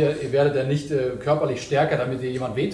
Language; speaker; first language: German; native; German